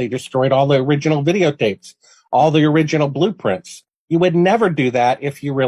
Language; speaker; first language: English; native; English